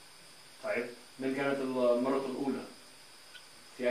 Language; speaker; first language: Arabic; non-native, fluent; English